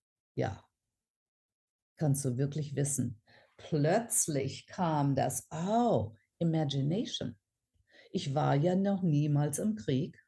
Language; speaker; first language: German; non-native, fluent; English